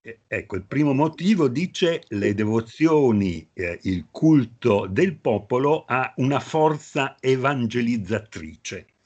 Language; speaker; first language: Italian; native; Italian